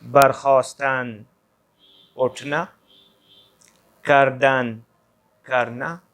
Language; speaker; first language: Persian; non-native, fluent; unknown